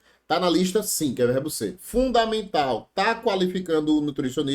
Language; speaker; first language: Portuguese; native; Portuguese